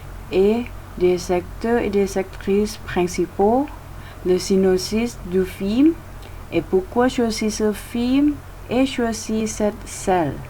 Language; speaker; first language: French; non-native, learner; Thai